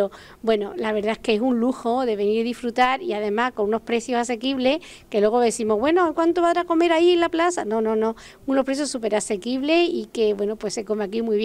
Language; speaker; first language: Spanish; native; Spanish